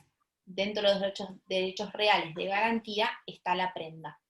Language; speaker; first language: Spanish; native; Spanish